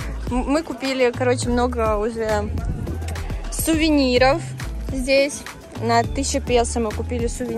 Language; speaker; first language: Russian; native; Russian